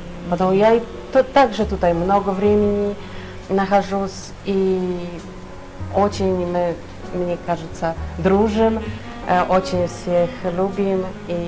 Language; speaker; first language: Russian; non-native, fluent; Polish